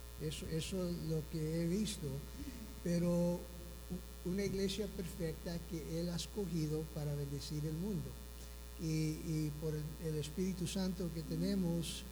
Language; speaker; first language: Spanish; early bilingual, heritage; Spanish